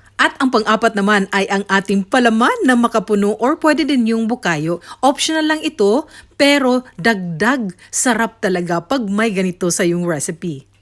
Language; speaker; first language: Filipino; non-native, local second language; Cebuano